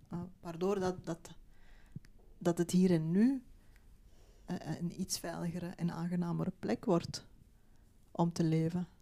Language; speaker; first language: Dutch; early bilingual, other home language; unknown